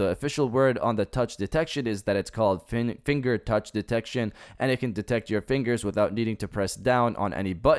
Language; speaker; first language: English; native; English